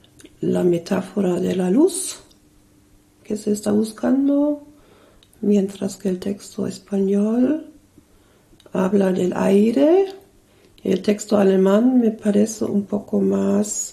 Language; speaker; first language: Spanish; early bilingual, other home language; German